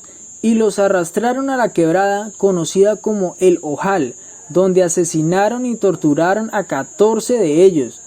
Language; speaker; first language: Spanish; native; Spanish